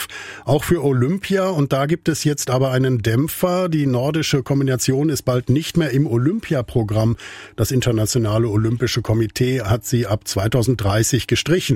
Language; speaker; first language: German; native; German